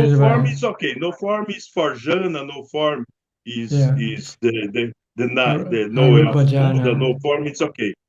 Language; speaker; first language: English; non-native, learner; Portuguese